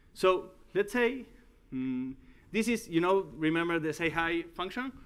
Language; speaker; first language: English; non-native, fluent; Spanish